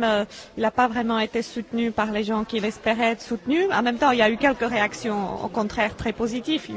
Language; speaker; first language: French; non-native, fluent; Czech